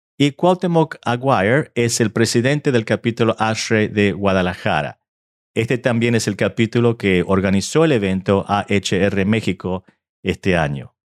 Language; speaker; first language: Spanish; early bilingual, heritage; Spanish